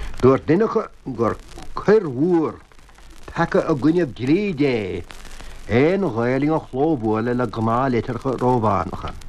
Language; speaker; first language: Irish; native; Irish